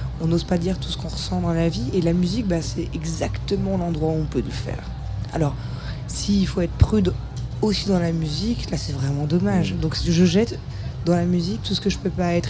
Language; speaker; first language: French; native; French